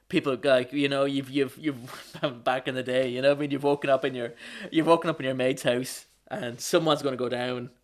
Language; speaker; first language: English; native; English